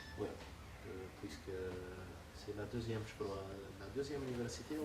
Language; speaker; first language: French; non-native, local second language; Arabic